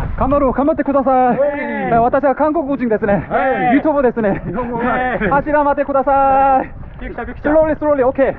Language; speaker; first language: Japanese; non-native, learner; Korean